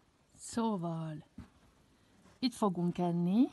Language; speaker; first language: Hungarian; early bilingual, heritage; Hungarian